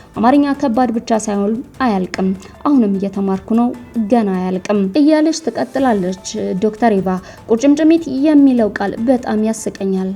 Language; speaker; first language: Amharic; native; Amharic